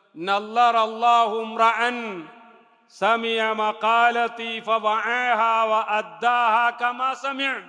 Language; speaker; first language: Arabic; non-native, fluent; Malayalam